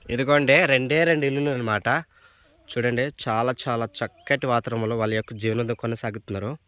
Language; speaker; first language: Telugu; non-native, local second language; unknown